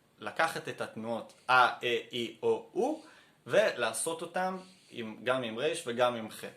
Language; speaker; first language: Hebrew; native; Hebrew